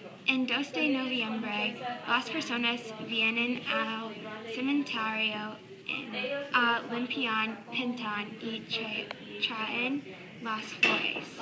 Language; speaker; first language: Spanish; non-native, learner; English